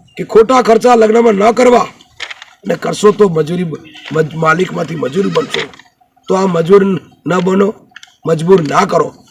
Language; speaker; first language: Gujarati; non-native, local second language; Bhili